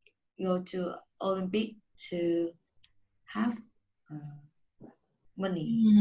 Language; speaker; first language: English; non-native, learner; Vietnamese